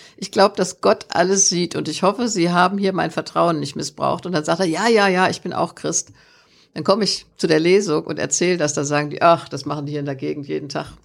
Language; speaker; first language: German; native; German